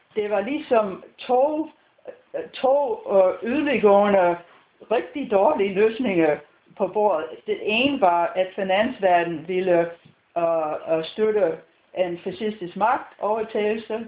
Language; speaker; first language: Danish; non-native, fluent; English